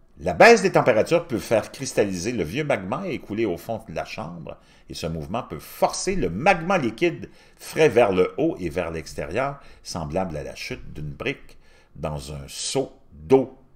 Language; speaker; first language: French; native; French